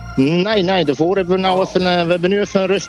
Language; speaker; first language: Dutch; native; Dutch